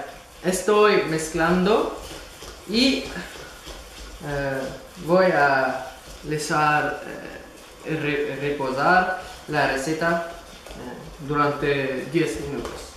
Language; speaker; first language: Spanish; non-native, learner; French